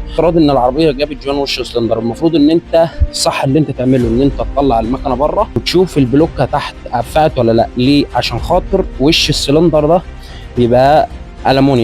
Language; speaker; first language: Arabic; native; Arabic